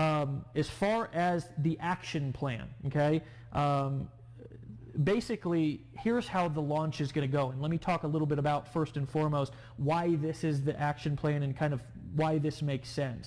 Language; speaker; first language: English; native; English